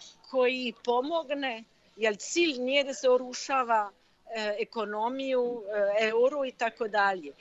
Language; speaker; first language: Croatian; non-native, fluent; French